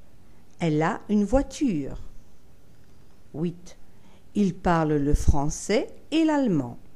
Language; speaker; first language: French; non-native, fluent; Italian